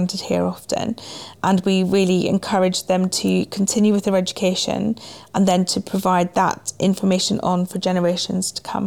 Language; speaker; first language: English; native; English